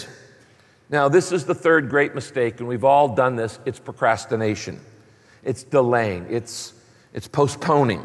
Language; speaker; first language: English; native; English